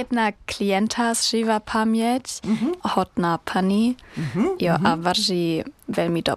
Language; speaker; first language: Czech; non-native, learner; German